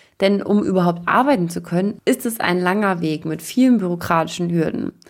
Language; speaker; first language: German; native; German